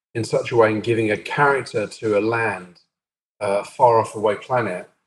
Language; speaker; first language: English; native; English